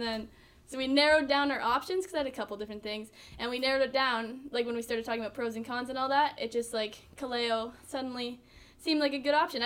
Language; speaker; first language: English; native; English